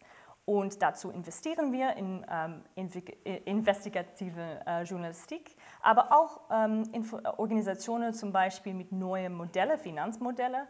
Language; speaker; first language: German; non-native, fluent; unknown